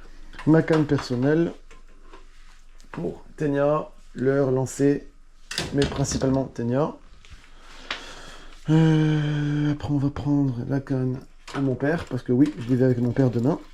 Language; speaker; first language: French; native; French